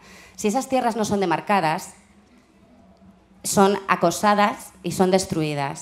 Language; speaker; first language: Spanish; native; Spanish